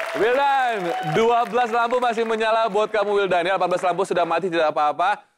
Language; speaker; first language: Indonesian; native; Indonesian